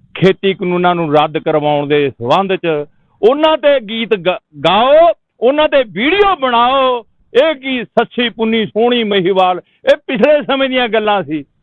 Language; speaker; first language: Punjabi; native; Punjabi